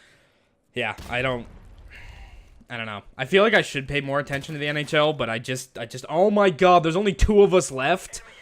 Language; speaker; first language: English; native; English